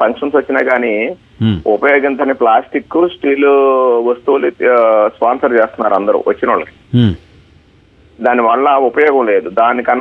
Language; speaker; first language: Telugu; native; Telugu